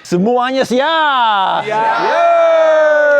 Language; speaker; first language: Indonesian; non-native, learner; English